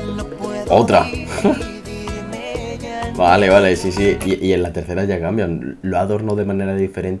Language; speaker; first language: Spanish; native; Spanish